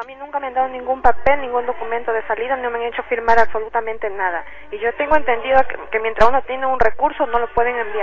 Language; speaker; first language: Spanish; native; Spanish